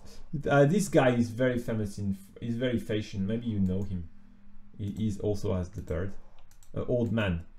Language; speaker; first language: English; non-native, fluent; French